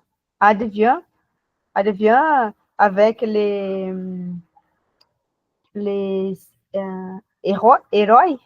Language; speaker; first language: French; non-native, learner; Portuguese